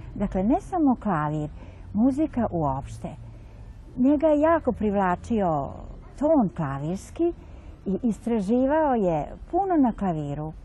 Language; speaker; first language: Serbian; native; Serbian